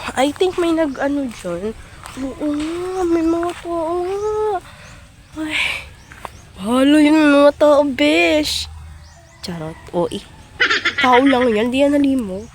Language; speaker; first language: Filipino; non-native, local second language; Cebuano